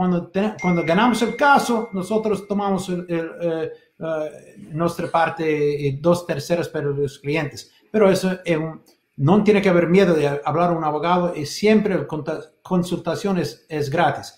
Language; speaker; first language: Spanish; non-native, fluent; English